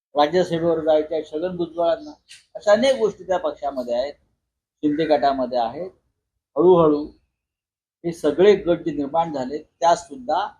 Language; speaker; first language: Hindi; non-native, local second language; Marathi